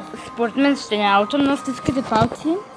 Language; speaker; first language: Bulgarian; early bilingual, heritage; Bulgarian